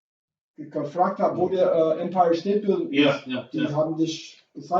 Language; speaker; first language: German; non-native, fluent; English